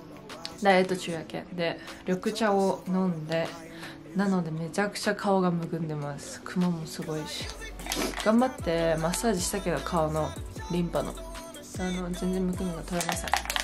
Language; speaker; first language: Japanese; native; Japanese